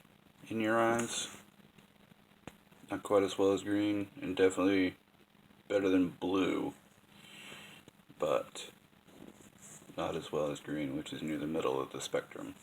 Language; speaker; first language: English; native; English